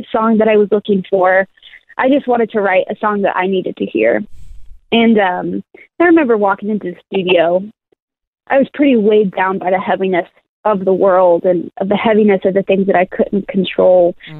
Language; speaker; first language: English; native; English